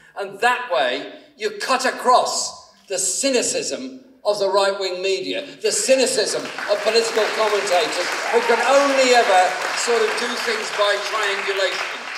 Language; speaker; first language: English; native; English